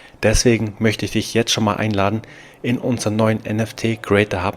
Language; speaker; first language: German; native; German